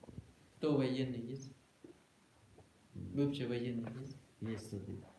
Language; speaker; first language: Russian; non-native, learner; Sinhala